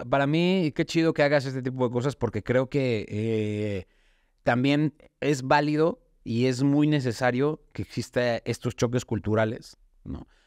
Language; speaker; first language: Spanish; native; Spanish